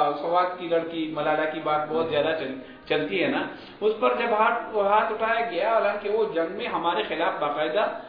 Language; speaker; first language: Urdu; non-native, local second language; Pashto